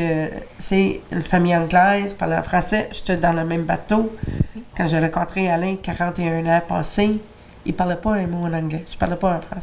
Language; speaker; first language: French; native; French